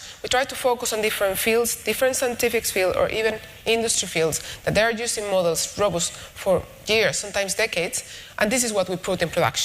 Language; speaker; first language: English; non-native, fluent; Spanish